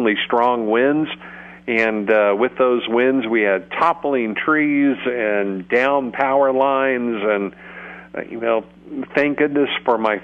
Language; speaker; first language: English; native; English